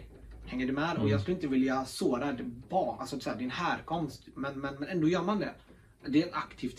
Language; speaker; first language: Swedish; early bilingual, other home language; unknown